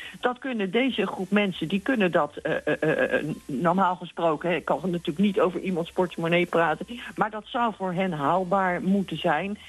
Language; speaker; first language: Dutch; native; Dutch